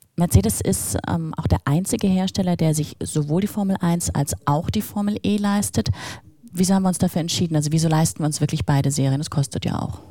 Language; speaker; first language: German; native; German